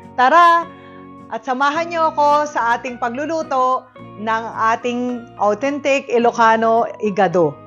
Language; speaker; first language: Filipino; non-native, local second language; Iloko